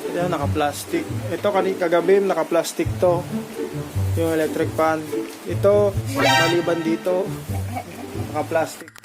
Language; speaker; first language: Filipino; non-native, local second language; Bikol